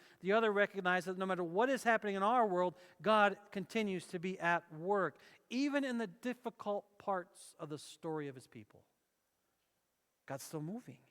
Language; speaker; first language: English; native; English